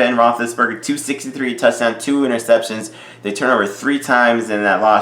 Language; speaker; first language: English; native; English